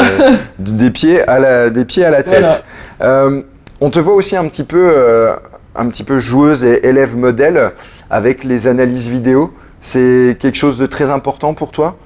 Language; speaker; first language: French; native; French